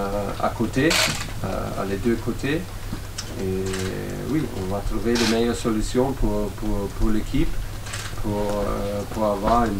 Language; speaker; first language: French; non-native, learner; German